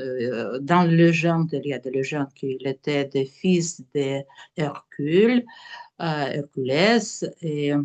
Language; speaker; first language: French; non-native, learner; Russian